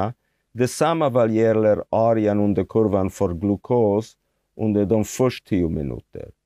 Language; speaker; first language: Swedish; non-native, fluent; Hebrew